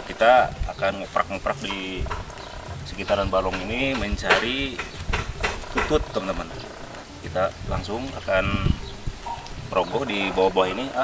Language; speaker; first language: Indonesian; non-native, local second language; Sundanese